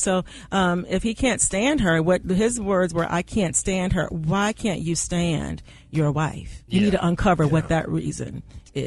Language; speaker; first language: English; native; English